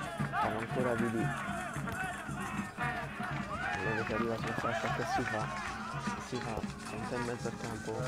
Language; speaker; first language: Italian; native; Italian